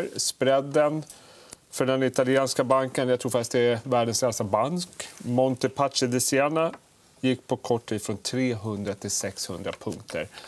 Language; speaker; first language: Swedish; native; Swedish